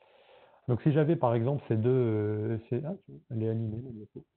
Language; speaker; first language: French; native; French